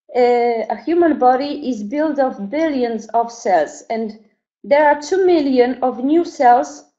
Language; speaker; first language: English; non-native, fluent; Polish